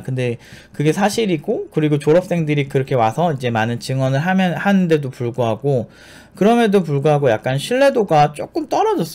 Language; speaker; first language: Korean; native; Korean